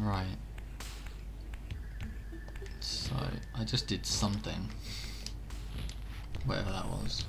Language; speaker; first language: English; native; English